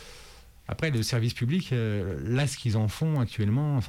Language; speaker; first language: French; native; French